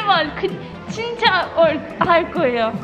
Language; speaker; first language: Korean; non-native, learner; Turkish